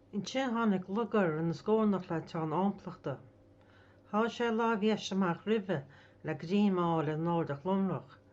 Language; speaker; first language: Irish; native; Irish